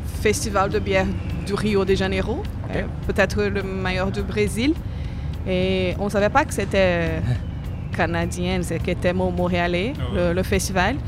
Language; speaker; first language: French; non-native, fluent; Portuguese